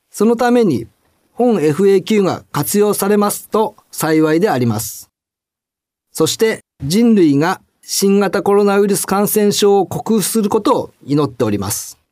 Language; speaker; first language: Japanese; native; Japanese